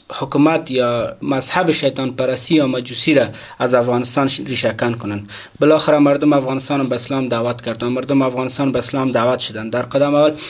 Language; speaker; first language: Persian; native; Persian